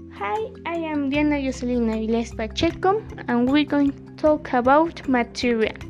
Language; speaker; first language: English; non-native, learner; Spanish